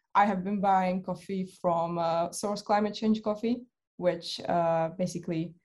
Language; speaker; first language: English; non-native, fluent; Czech